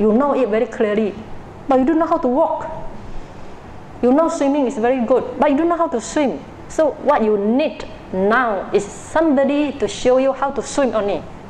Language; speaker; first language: English; non-native, local second language; Chinese